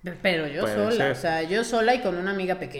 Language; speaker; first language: Spanish; native; Spanish